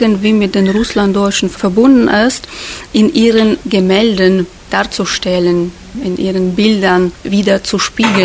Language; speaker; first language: German; non-native, fluent; Russian